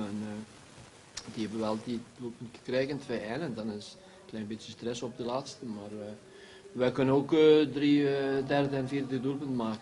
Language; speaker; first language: Dutch; non-native, fluent; Icelandic